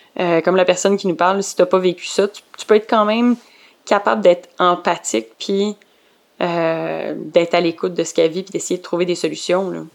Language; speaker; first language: French; native; French